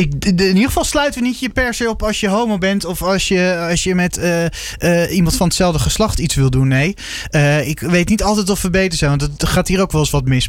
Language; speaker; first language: Dutch; native; Dutch